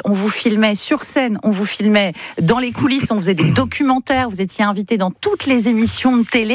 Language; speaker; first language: French; native; French